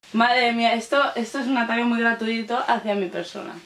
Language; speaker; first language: Spanish; native; Spanish